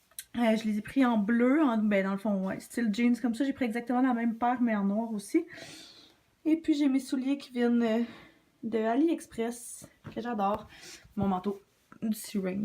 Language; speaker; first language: French; native; French